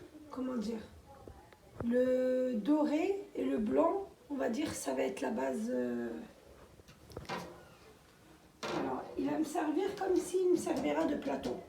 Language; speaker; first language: French; native; French